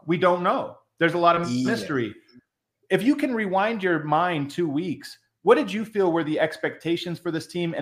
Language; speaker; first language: English; native; English